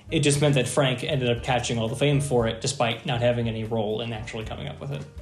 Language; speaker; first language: English; native; English